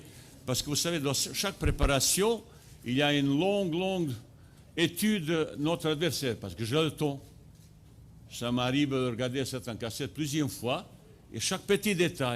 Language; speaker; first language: French; non-native, fluent; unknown